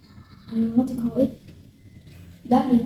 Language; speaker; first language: English; non-native, learner; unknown